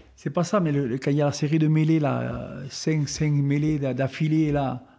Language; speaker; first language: French; native; French